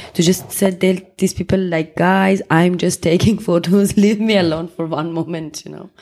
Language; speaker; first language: English; non-native, fluent; Persian